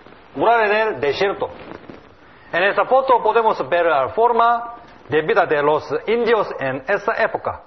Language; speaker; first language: Spanish; non-native, learner; Korean